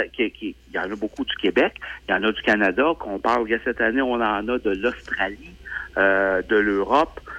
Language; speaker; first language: French; native; French